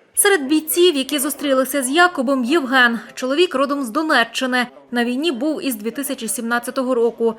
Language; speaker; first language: Ukrainian; native; Ukrainian